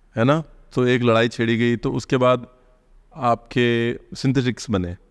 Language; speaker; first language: Hindi; native; Hindi